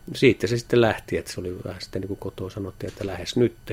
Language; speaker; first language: Finnish; native; Finnish